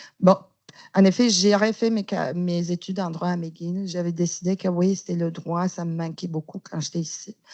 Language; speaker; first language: French; non-native, fluent; Romanian